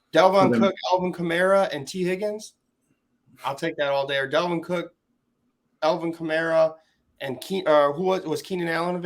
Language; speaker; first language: English; native; English